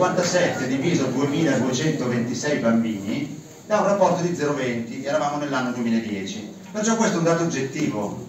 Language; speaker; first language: Italian; native; Italian